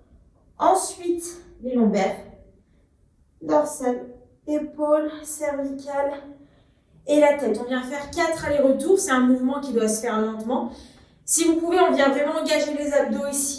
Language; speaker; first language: French; native; French